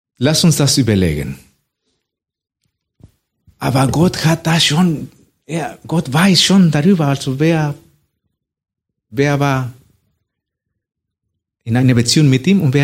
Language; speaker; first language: German; non-native, fluent; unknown